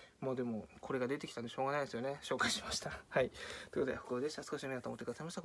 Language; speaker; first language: Japanese; native; Japanese